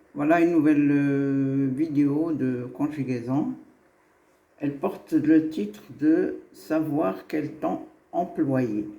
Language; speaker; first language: French; non-native, local second language; Arabic